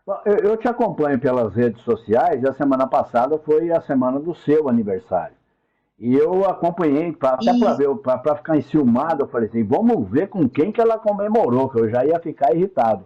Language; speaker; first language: Portuguese; native; Portuguese